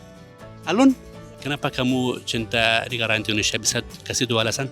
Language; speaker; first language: Indonesian; non-native, fluent; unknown